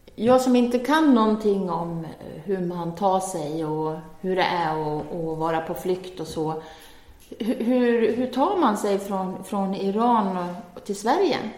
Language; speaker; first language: Swedish; native; Swedish